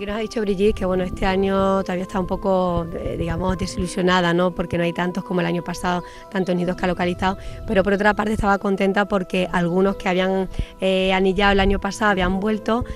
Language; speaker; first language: Spanish; native; Spanish